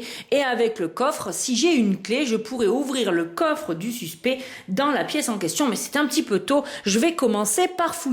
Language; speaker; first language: French; native; French